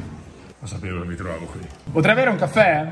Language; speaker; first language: Italian; native; Italian